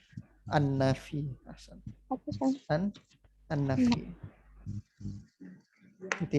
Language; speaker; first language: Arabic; non-native, fluent; Indonesian